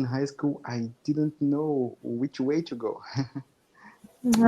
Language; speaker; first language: English; non-native, fluent; Portuguese